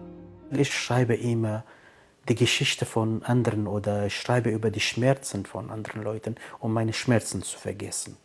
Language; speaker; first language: German; non-native, fluent; Kurdish